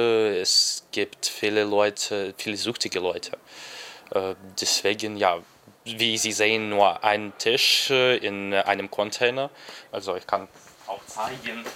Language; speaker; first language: German; non-native, fluent; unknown